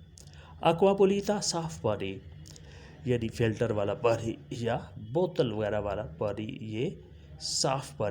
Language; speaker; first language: Hindi; non-native, local second language; Punjabi